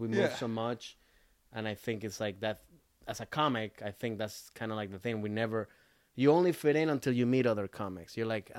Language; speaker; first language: English; early bilingual, other home language; Spanish